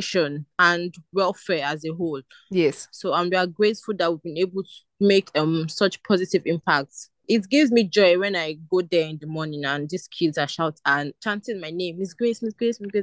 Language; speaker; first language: English; non-native, local second language; Igbo